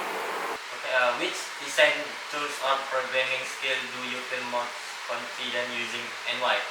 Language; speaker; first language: English; non-native, learner; Indonesian